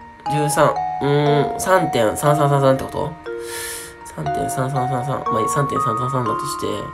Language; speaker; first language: Japanese; native; Japanese